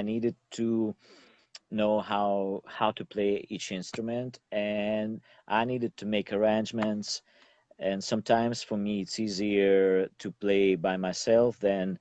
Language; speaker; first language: English; non-native, learner; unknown